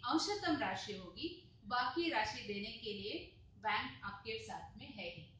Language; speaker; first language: Hindi; non-native, local second language; Marathi